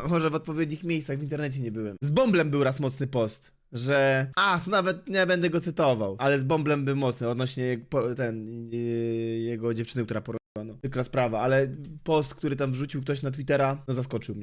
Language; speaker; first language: Polish; native; Polish